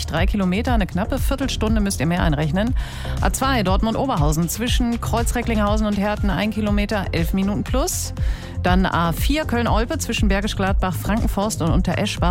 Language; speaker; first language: German; native; German